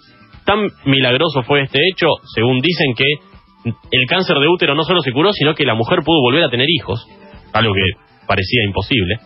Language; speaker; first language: Spanish; native; Spanish